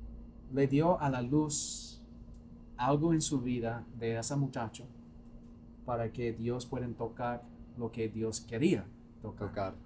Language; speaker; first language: Spanish; non-native, fluent; English